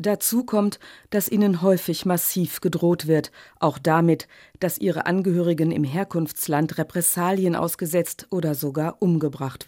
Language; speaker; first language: German; native; German